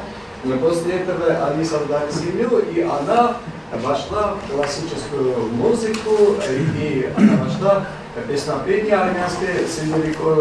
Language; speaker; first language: Russian; non-native, local second language; Armenian